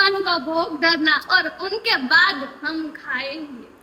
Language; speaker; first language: Hindi; non-native, local second language; Gujarati